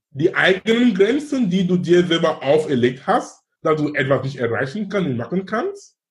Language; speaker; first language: German; non-native, fluent; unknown